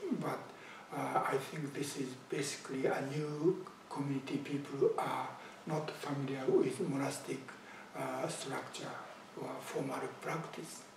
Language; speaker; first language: English; non-native, fluent; Japanese